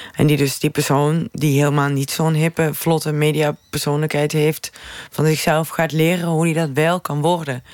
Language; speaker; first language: Dutch; native; Dutch